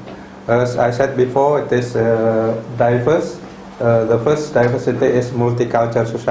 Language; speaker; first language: English; non-native, fluent; Indonesian